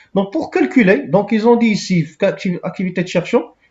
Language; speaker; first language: French; non-native, local second language; Arabic